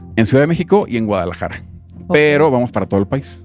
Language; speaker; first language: Spanish; native; Spanish